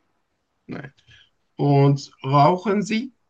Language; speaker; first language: German; non-native, learner; Turkish